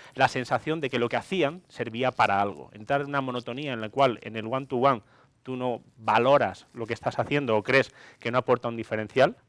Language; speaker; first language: Spanish; non-native, fluent; Greek